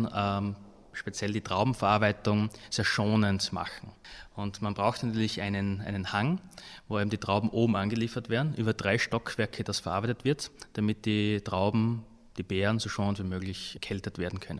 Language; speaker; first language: German; native; German